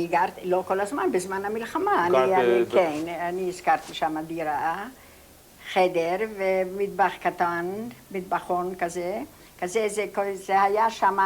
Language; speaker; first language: Hebrew; non-native, fluent; Polish